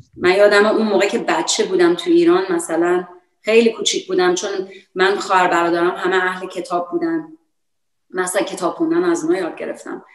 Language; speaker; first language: Persian; early bilingual, heritage; Persian